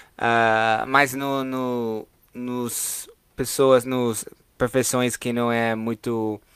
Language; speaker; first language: Portuguese; non-native, fluent; English